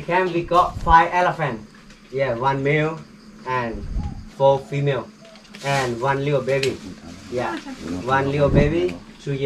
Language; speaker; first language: English; non-native, learner; Thai